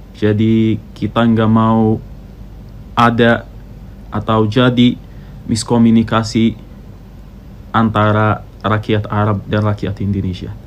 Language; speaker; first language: Indonesian; non-native, fluent; Arabic